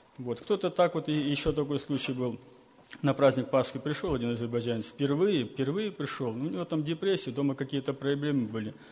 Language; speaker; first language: Russian; native; Russian